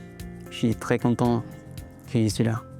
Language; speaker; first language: French; non-native, learner; Arabic